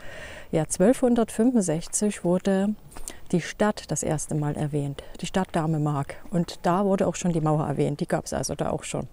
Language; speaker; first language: German; native; German